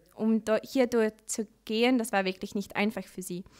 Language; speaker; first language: German; non-native, learner; Dutch